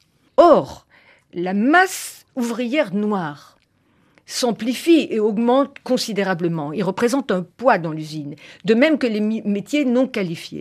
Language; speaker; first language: French; native; French